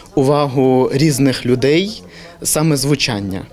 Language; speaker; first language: Ukrainian; non-native, local second language; Turkish